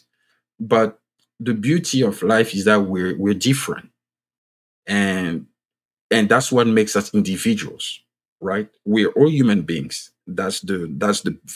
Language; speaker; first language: English; non-native, fluent; French